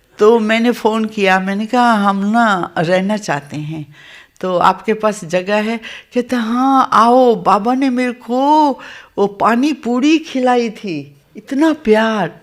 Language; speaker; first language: Hindi; non-native, local second language; Gujarati